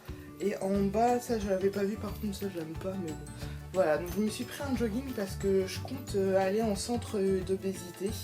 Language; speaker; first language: French; native; French